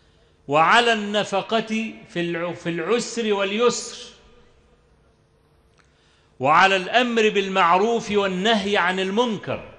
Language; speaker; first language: Arabic; native; Arabic